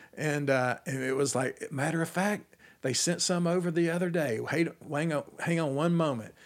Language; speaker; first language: English; native; English